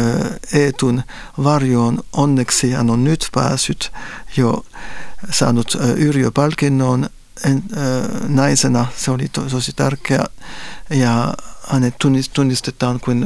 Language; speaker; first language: Finnish; non-native, fluent; Spanish